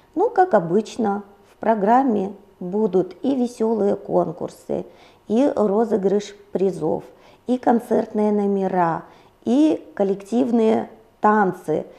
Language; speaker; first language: Russian; native; Russian